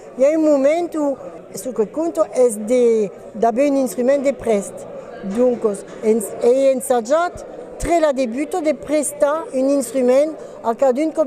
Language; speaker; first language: Occitan; non-native, fluent; French